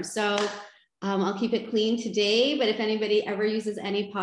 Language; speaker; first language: English; native; English